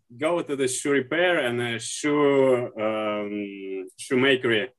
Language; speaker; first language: English; non-native, learner; Russian